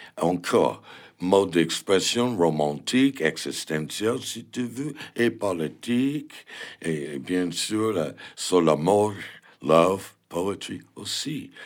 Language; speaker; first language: French; non-native, learner; English